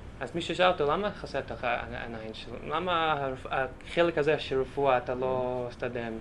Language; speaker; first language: Hebrew; native; Hebrew